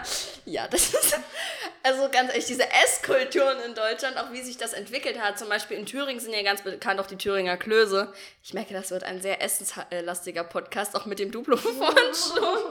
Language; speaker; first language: German; native; German